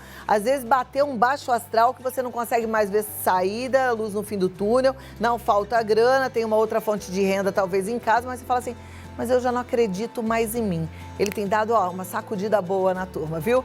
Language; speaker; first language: Portuguese; native; Portuguese